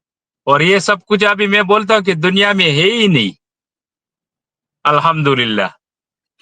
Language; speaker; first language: Hindi; non-native, local second language; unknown